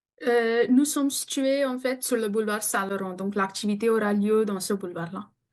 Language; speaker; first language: French; non-native, fluent; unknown